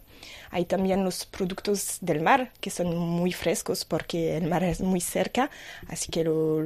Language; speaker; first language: Spanish; non-native, fluent; French